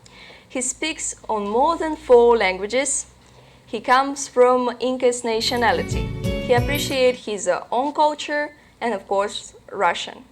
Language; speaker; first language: English; non-native, learner; Russian